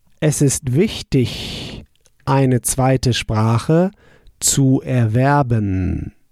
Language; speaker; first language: German; non-native, fluent; English